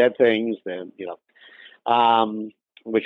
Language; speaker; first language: English; native; English